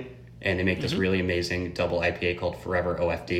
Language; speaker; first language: English; native; English